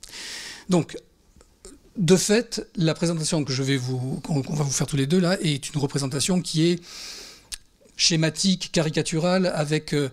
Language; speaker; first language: French; native; French